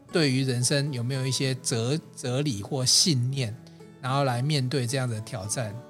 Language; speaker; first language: Chinese; native; Chinese